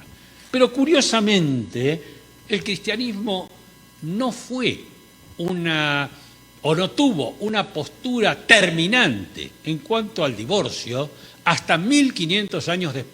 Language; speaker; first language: Spanish; native; Spanish